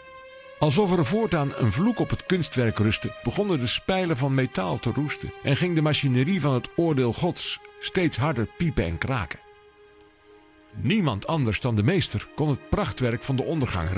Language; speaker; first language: Dutch; native; Dutch